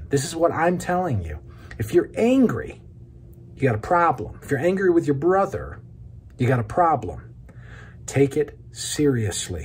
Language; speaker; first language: English; native; English